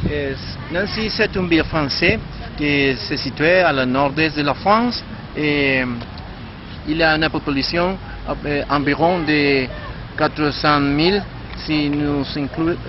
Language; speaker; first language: French; non-native, learner; Spanish